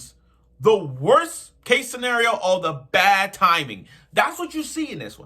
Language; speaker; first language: English; native; English